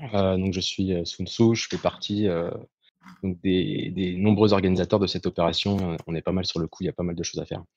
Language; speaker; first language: French; native; French